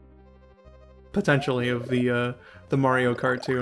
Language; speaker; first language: English; native; English